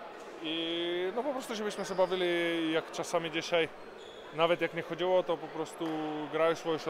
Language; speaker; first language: Polish; non-native, fluent; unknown